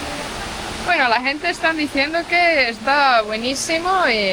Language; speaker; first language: Spanish; non-native, fluent; Estonian